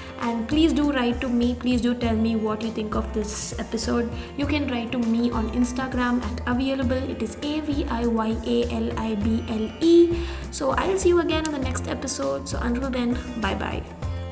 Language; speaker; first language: English; non-native, local second language; Tamil